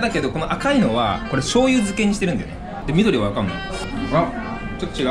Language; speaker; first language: Japanese; native; Japanese